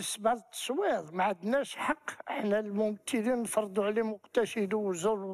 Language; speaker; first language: Arabic; native; Arabic